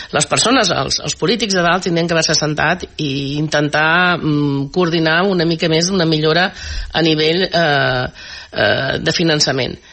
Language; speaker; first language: Catalan; non-native, local second language; Spanish